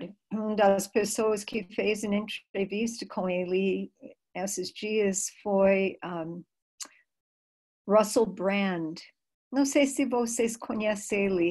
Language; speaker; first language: Portuguese; non-native, fluent; English